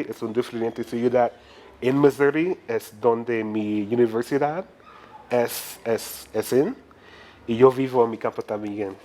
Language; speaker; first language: Spanish; non-native, learner; English